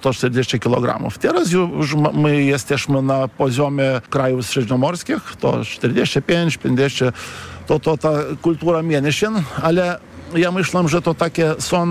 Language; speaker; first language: Polish; non-native, fluent; Lithuanian